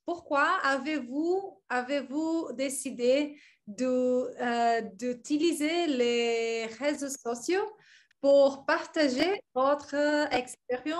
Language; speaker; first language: French; non-native, learner; English